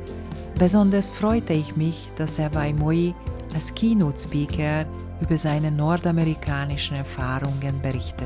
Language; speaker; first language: German; non-native, fluent; Hungarian